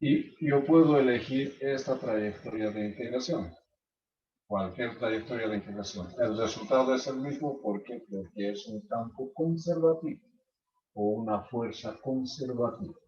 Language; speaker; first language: Spanish; native; Spanish